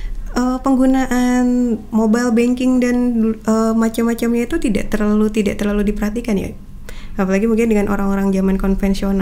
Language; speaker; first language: Indonesian; native; Indonesian